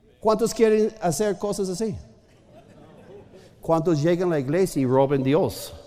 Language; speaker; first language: Spanish; non-native, fluent; English